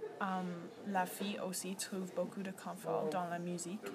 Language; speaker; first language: French; non-native, learner; English